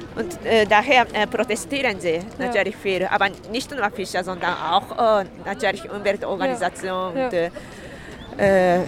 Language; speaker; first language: German; non-native, fluent; Japanese